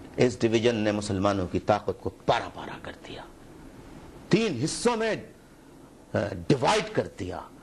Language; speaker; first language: Urdu; native; Urdu